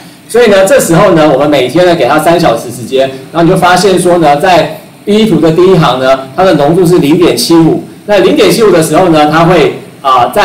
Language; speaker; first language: Chinese; native; Chinese